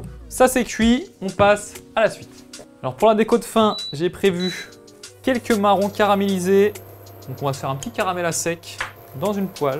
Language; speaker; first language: French; native; French